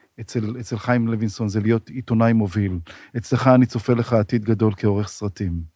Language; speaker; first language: Hebrew; native; Hebrew